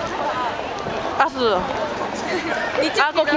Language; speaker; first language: Japanese; non-native, learner; English